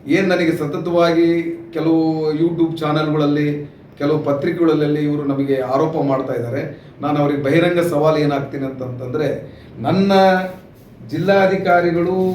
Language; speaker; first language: Kannada; non-native, local second language; Urdu